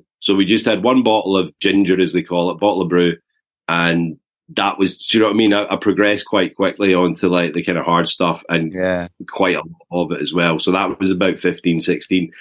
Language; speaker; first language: English; native; English